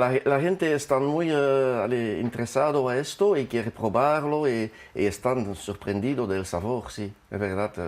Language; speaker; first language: Spanish; non-native, fluent; French